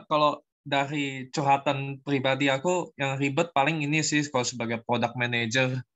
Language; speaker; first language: Indonesian; native; Indonesian